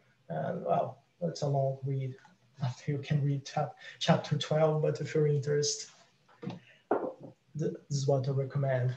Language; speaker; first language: English; non-native, fluent; Portuguese